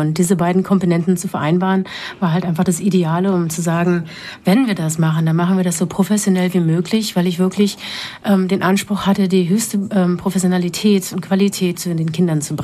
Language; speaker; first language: German; native; German